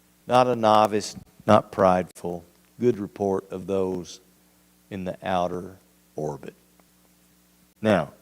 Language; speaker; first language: English; native; English